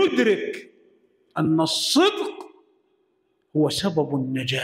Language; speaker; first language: Arabic; native; Arabic